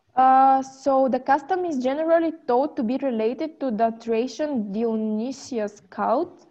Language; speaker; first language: English; non-native, fluent; Bulgarian